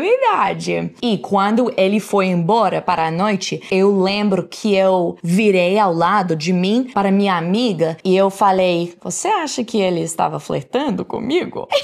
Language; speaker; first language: Portuguese; non-native, fluent; English